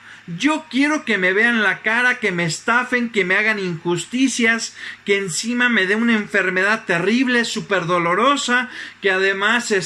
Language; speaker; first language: Spanish; native; Spanish